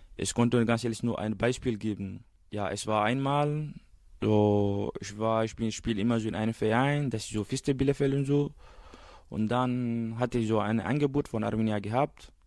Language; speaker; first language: German; non-native, learner; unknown